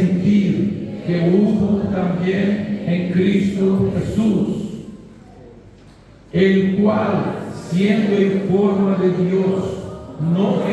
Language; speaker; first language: Spanish; non-native, fluent; Portuguese